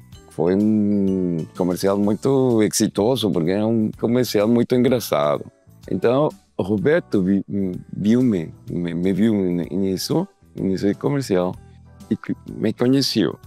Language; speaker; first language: Portuguese; non-native, learner; Spanish